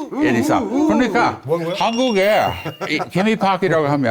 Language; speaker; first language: Korean; non-native, fluent; English